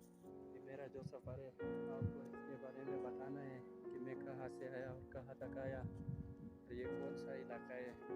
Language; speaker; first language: Hindi; non-native, local second language; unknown